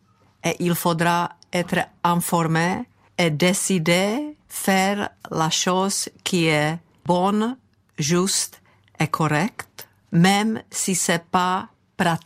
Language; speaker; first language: French; non-native, fluent; Czech